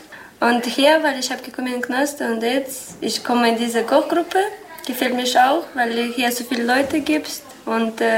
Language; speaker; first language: German; non-native, learner; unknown